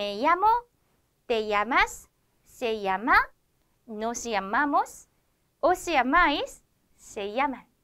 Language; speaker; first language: Spanish; non-native, fluent; Korean